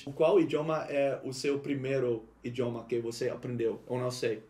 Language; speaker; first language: Portuguese; non-native, learner; Dutch